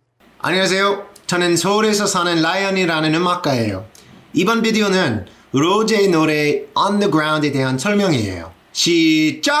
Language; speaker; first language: Korean; non-native, learner; English